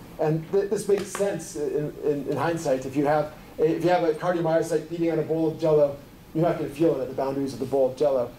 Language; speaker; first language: English; native; English